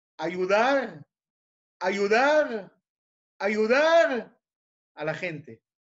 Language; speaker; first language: Spanish; non-native, fluent; Hebrew